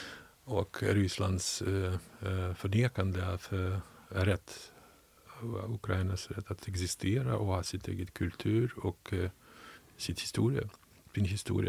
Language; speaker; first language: Swedish; non-native, fluent; Ukrainian